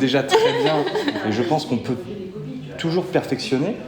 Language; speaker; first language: French; native; French